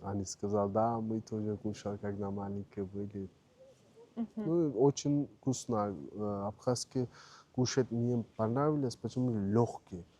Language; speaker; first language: Russian; non-native, learner; Turkish